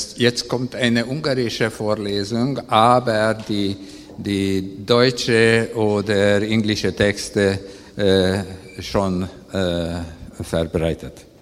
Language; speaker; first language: German; non-native, learner; Hungarian